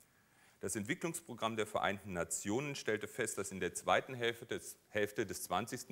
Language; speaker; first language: German; native; German